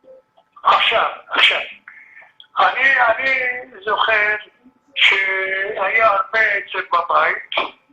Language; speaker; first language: Hebrew; early bilingual, other home language; Arabic